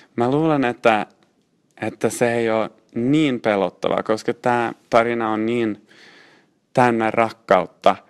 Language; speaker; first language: Finnish; non-native, local second language; Swedish